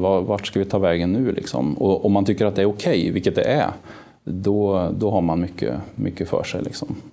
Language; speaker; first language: Swedish; native; Swedish